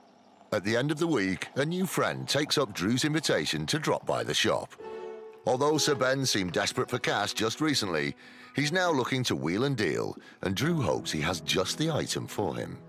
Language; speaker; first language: English; native; English